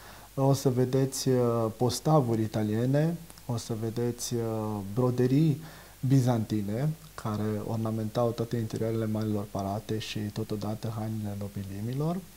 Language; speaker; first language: Romanian; native; Romanian